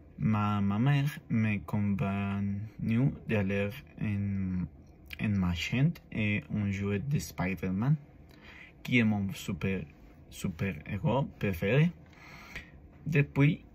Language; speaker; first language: French; non-native, learner; Spanish